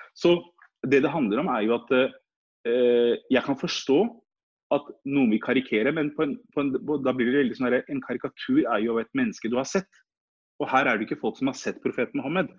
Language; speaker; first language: Norwegian; early bilingual, other home language; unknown